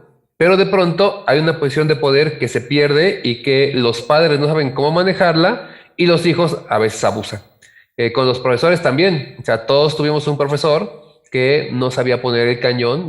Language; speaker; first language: Spanish; native; Spanish